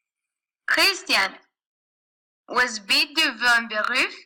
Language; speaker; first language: German; non-native, learner; Spanish